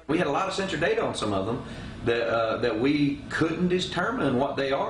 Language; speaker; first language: English; native; English